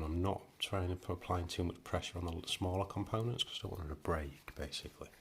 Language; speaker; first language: English; native; English